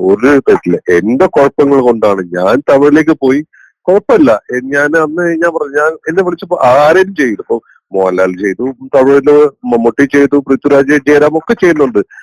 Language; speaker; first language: Malayalam; native; Malayalam